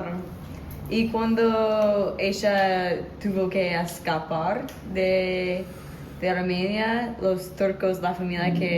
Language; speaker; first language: Spanish; non-native, learner; English